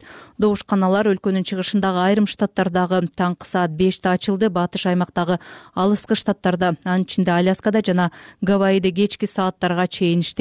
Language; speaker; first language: Kyrgyz; native; Kyrgyz